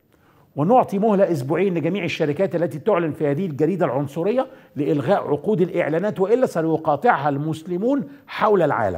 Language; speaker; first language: Arabic; native; Arabic